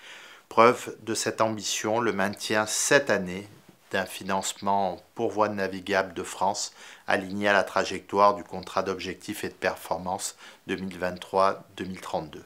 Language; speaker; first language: French; native; French